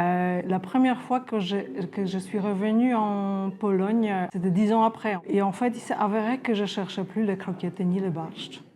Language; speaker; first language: French; non-native, fluent; Polish